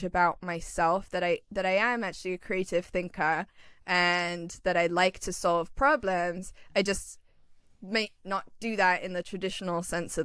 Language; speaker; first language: English; native; English